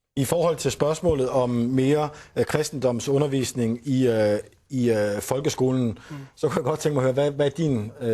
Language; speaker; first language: Danish; native; Danish